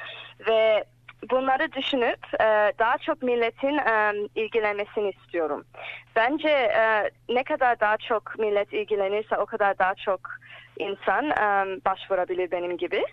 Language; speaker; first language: Turkish; early bilingual, heritage; English